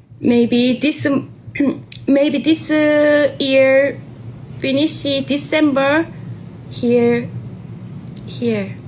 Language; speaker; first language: English; non-native, learner; Korean